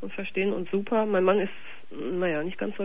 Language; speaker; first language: German; native; German